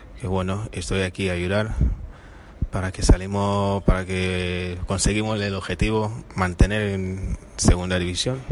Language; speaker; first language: Spanish; non-native, fluent; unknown